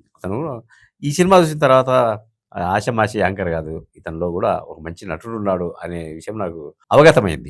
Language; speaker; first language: Telugu; native; Telugu